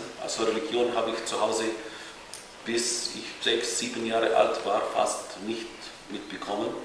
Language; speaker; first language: German; non-native, fluent; Arabic